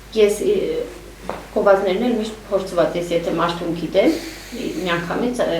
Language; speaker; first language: Armenian; native; Armenian